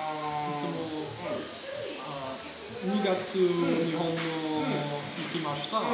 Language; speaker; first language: Japanese; non-native, learner; German